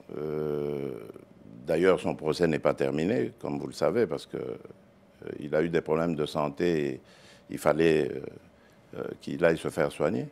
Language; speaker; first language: French; non-native, local second language; Luba-Lulua